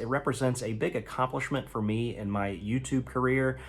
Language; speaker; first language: English; native; English